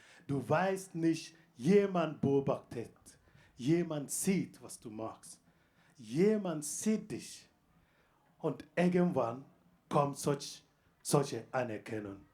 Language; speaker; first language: German; non-native, fluent; Igbo